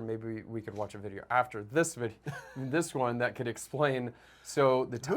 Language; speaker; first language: English; native; English